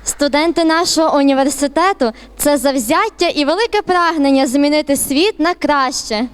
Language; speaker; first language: Ukrainian; native; Ukrainian